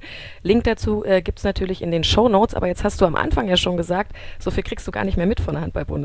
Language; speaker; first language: German; native; German